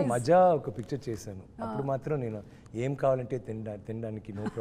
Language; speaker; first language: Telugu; non-native, learner; Tamil